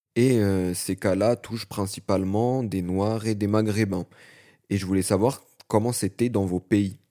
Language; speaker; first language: French; native; French